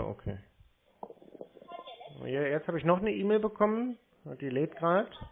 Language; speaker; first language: German; native; German